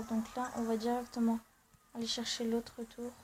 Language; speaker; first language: French; native; French